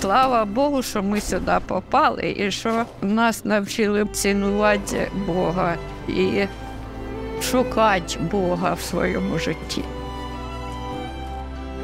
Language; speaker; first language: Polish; non-native, learner; Ukrainian